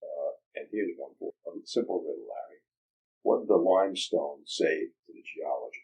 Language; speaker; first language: English; native; English